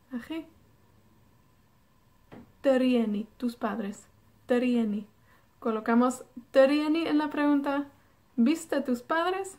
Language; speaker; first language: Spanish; non-native, fluent; Welsh